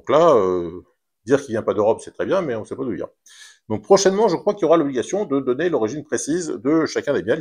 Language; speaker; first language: French; native; French